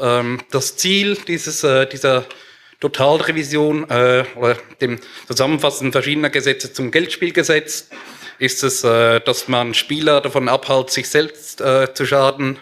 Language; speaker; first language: German; native; German